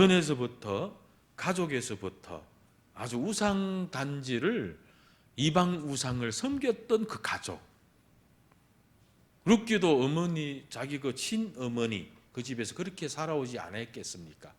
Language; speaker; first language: Korean; early bilingual, heritage; Korean